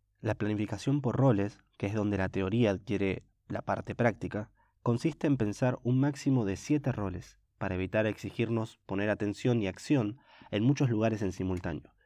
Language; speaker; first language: Spanish; native; Spanish